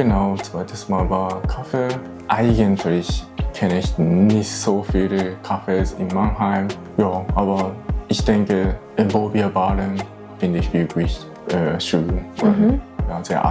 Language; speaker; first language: German; non-native, learner; Japanese